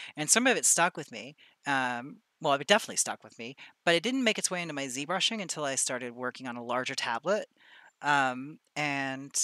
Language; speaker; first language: English; native; English